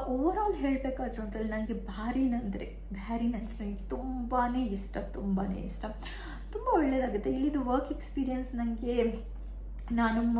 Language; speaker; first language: Kannada; non-native, local second language; Tulu